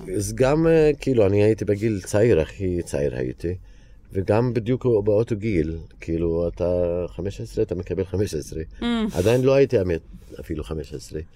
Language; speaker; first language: Hebrew; non-native, fluent; Arabic